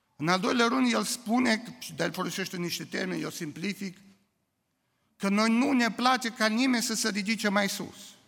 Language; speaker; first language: Romanian; native; Romanian